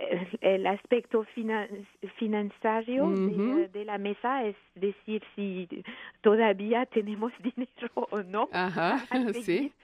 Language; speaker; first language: Spanish; non-native, fluent; French